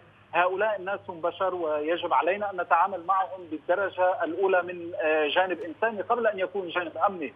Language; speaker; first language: Arabic; native; Arabic